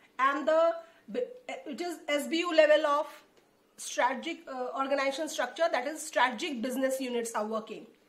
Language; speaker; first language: English; non-native, local second language; Hindi